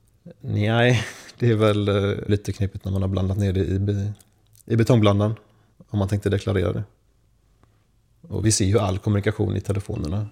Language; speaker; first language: Swedish; native; Swedish